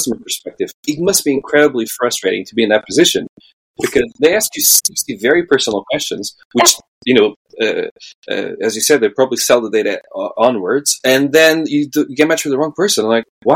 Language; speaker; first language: English; non-native, fluent; Portuguese